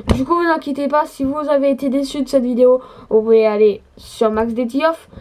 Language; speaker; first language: French; native; French